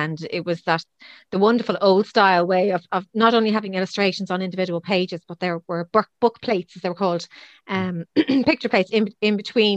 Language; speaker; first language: English; native; English